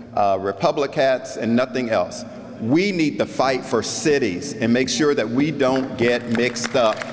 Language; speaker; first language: English; native; English